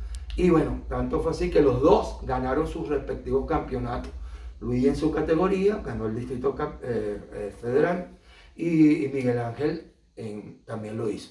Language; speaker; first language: Spanish; native; Spanish